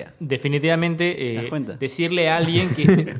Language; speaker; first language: Spanish; native; Spanish